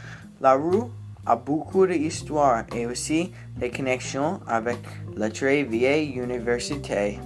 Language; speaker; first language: French; non-native, learner; English